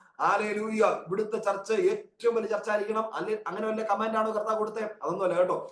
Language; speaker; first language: Malayalam; early bilingual, heritage; Malayalam